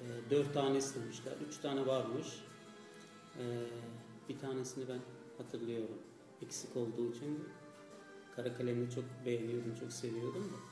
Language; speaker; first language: Turkish; non-native, fluent; Azerbaijani